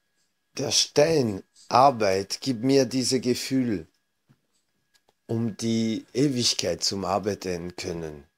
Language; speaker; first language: German; non-native, fluent; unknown